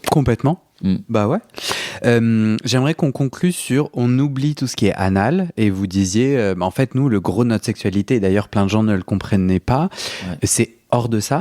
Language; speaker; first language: French; native; French